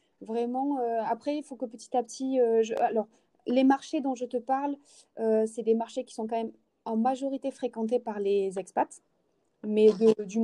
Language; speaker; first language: French; native; French